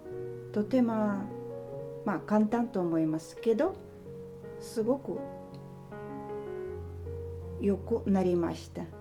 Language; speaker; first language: Japanese; non-native, learner; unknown